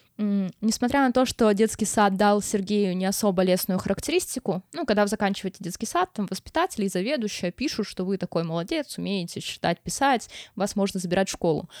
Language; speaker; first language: Russian; native; Russian